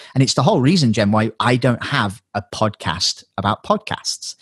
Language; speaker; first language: English; native; English